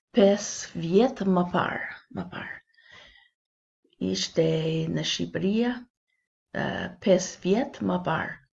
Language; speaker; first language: Albanian; non-native, learner; English